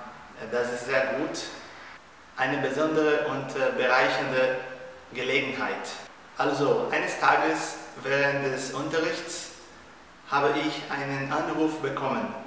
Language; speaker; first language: German; non-native, learner; Portuguese